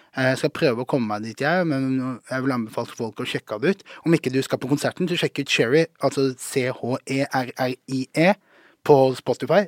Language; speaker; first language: Norwegian; early bilingual, other home language; Somali